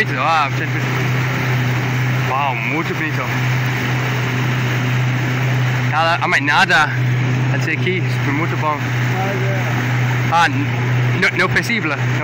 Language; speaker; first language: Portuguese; non-native, learner; English